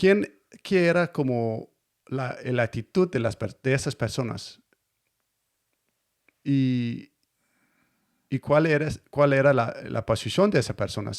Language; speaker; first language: Spanish; non-native, learner; Danish